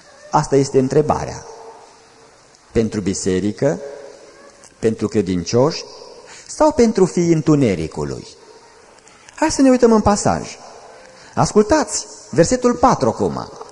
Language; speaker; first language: Romanian; native; Romanian